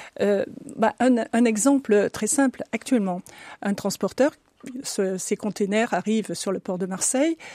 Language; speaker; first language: French; native; French